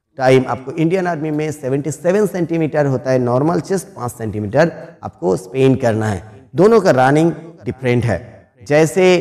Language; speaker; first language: Hindi; non-native, local second language; Bangla